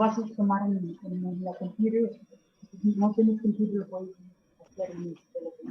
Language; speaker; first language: Spanish; early bilingual, heritage; Spanish